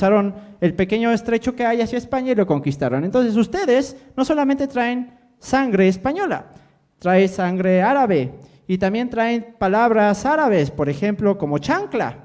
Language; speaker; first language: Spanish; native; Spanish